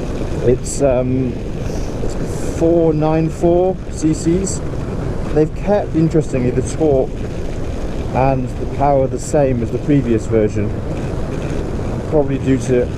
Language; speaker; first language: English; native; English